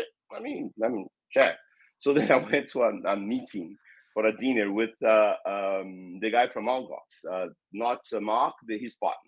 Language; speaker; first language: English; non-native, fluent; Portuguese